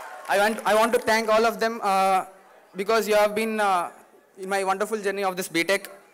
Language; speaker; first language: English; non-native, local second language; Telugu